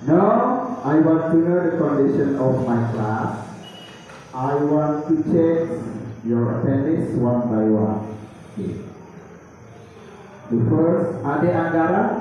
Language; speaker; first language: English; non-native, local second language; Indonesian